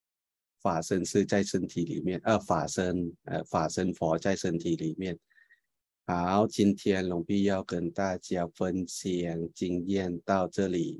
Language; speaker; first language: Chinese; non-native, fluent; Thai